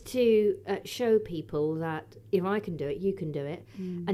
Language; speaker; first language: English; native; English